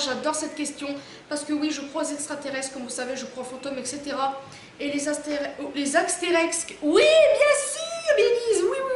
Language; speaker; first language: French; native; French